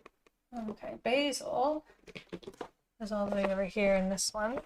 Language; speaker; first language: English; native; English